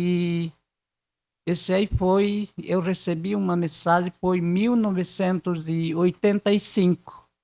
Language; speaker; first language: Portuguese; non-native, local second language; Guarani